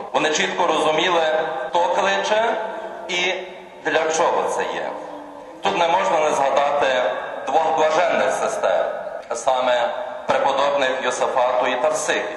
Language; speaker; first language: Ukrainian; native; Ukrainian